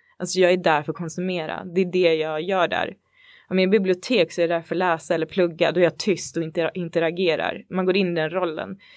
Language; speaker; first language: Swedish; early bilingual, other home language; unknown